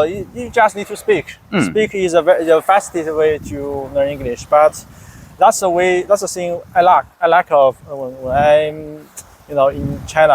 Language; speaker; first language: English; non-native, fluent; Chinese